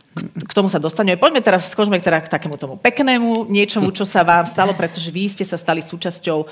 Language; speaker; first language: Slovak; native; Slovak